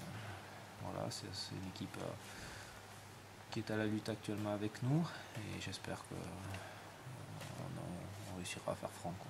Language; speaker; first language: French; native; French